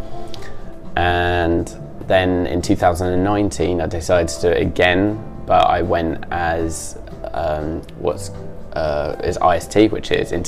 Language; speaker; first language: English; native; English